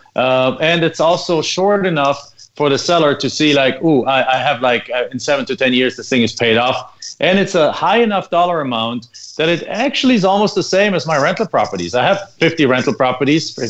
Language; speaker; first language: English; non-native, fluent; German